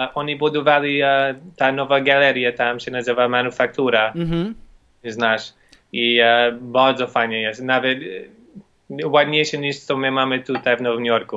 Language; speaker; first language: Polish; non-native, learner; English